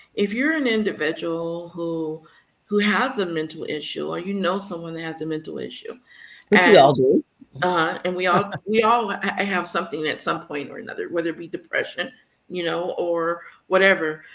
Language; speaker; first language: English; native; English